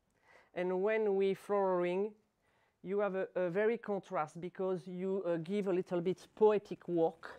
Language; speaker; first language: English; non-native, learner; French